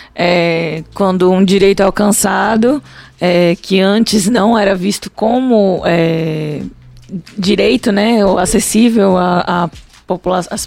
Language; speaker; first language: Portuguese; native; Portuguese